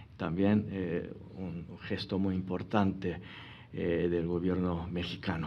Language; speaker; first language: Spanish; non-native, fluent; Japanese